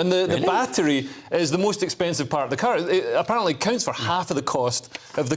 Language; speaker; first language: English; native; English